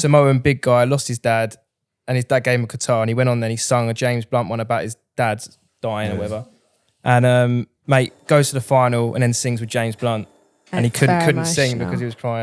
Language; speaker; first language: English; native; English